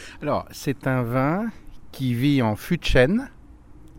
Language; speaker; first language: French; native; French